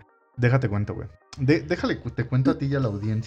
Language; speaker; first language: Spanish; native; Spanish